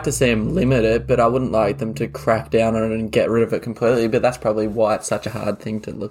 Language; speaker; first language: English; native; English